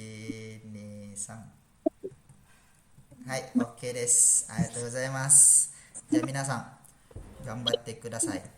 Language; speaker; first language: Japanese; non-native, fluent; Malay